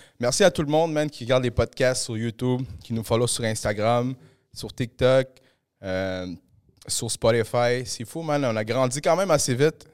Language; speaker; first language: French; native; French